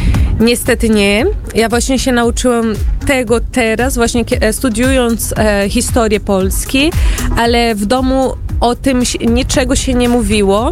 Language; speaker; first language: Polish; early bilingual, heritage; Portuguese